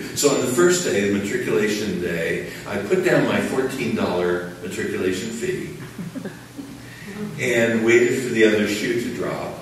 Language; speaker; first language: English; native; English